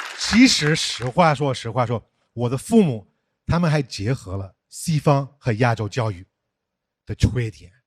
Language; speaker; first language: Chinese; non-native, fluent; English